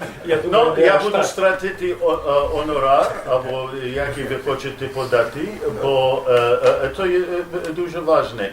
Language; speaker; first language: Ukrainian; non-native, learner; English